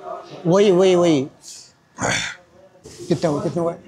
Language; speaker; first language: Hindi; non-native, learner; Bangla